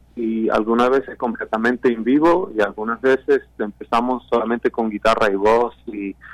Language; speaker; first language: Spanish; non-native, fluent; Swedish